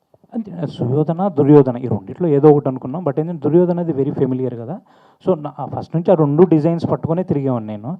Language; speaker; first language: Telugu; native; Telugu